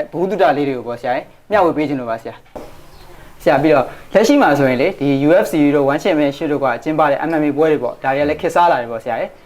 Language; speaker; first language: Burmese; native; Burmese